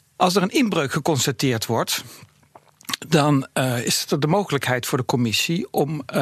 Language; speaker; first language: Dutch; native; Dutch